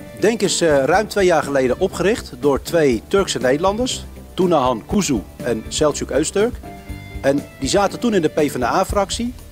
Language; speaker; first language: Dutch; early bilingual, other home language; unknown